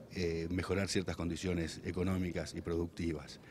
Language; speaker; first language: Spanish; native; Spanish